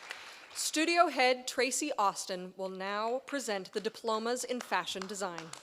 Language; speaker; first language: English; native; English